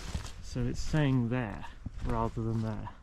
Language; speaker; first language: English; native; English